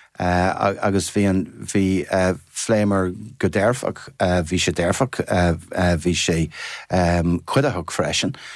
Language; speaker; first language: Irish; non-native, fluent; English